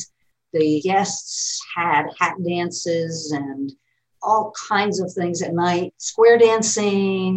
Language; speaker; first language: English; native; English